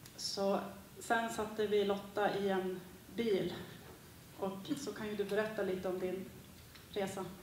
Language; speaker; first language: Swedish; native; Swedish